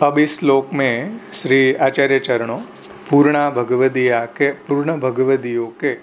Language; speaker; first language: Hindi; non-native, local second language; Gujarati